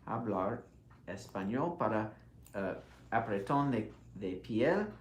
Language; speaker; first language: Spanish; non-native, learner; English